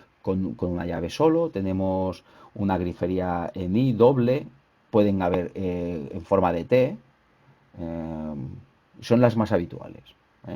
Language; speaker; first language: Spanish; native; Spanish